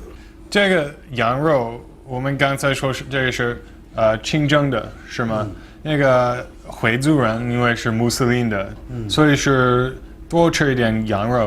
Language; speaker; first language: Chinese; non-native, fluent; English